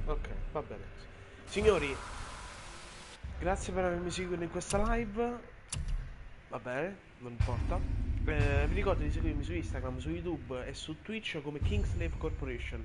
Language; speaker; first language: Italian; native; Italian